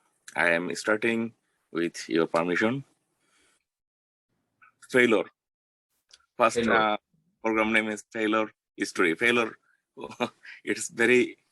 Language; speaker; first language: English; non-native, learner; Bangla